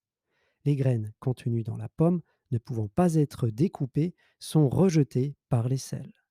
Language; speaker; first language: French; native; French